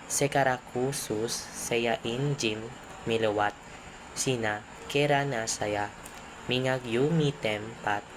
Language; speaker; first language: Indonesian; non-native, learner; Filipino